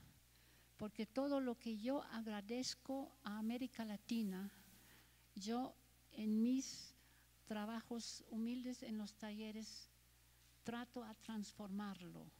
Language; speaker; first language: Spanish; non-native, fluent; German